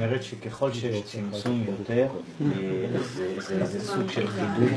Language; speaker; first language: Hebrew; native; Hebrew